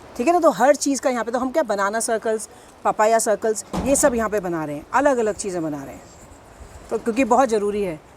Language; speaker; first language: Hindi; non-native, local second language; Garhwali